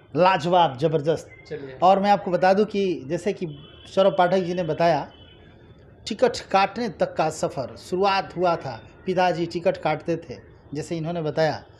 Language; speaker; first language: Hindi; native; Hindi